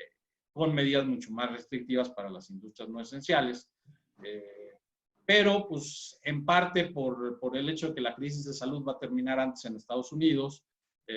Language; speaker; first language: Spanish; native; Spanish